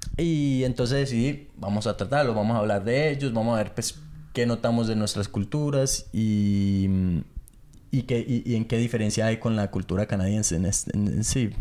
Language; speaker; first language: Spanish; early bilingual, heritage; Spanish